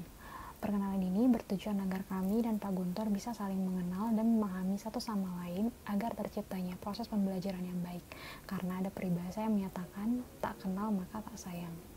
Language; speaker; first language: Indonesian; native; Indonesian